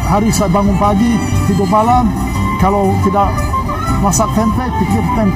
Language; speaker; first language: Indonesian; non-native, learner; English